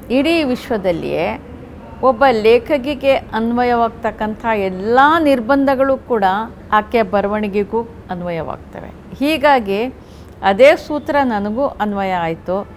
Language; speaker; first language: Kannada; non-native, local second language; Urdu